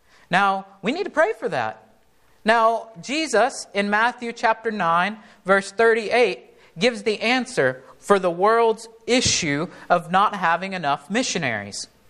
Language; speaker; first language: English; native; English